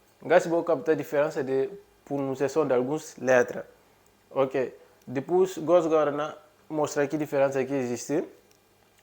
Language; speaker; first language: Portuguese; non-native, local second language; Upper Guinea Crioulo